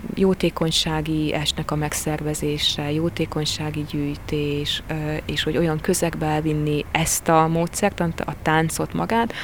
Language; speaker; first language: Hungarian; native; Hungarian